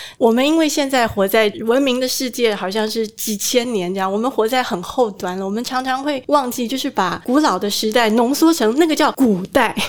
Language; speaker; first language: Chinese; native; Chinese